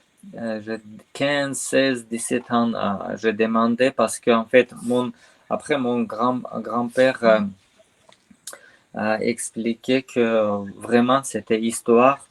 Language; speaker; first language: French; non-native, learner; Armenian